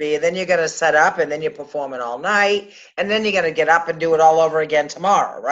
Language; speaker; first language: English; native; English